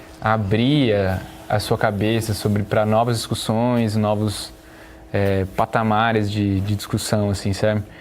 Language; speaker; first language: Portuguese; native; Portuguese